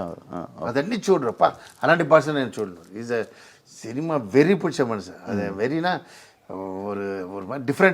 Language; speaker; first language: Telugu; non-native, local second language; Tamil